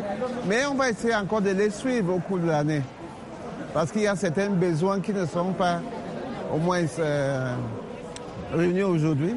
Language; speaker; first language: French; non-native, local second language; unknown